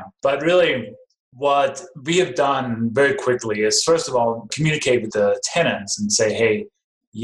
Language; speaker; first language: English; non-native, fluent; Danish